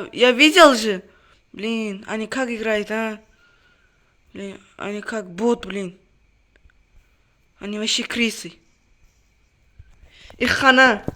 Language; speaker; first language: Russian; non-native, local second language; Uzbek